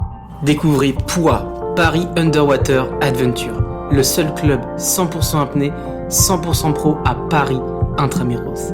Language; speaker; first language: French; native; French